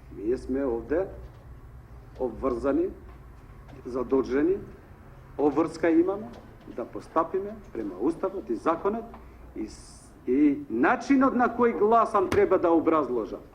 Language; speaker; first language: Macedonian; non-native, local second language; Albanian